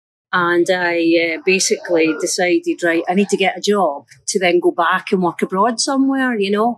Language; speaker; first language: English; native; English